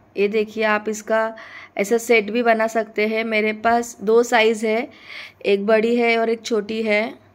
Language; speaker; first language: Hindi; non-native, local second language; Marathi